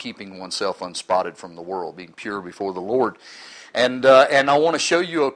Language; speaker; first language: English; native; English